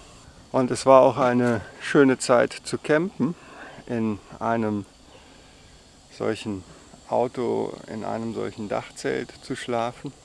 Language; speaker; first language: German; native; German